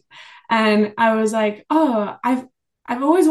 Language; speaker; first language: English; native; English